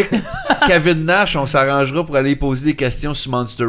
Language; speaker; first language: French; native; French